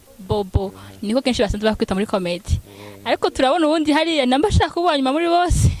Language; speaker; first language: Rundi; native; Rundi